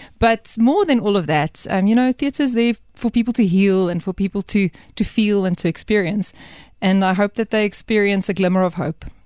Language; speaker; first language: English; non-native, local second language; Afrikaans